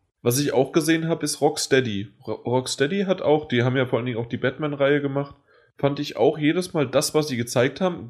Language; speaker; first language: German; native; German